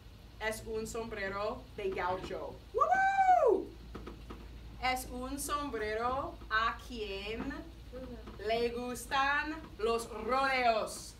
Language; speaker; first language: Spanish; non-native, fluent; English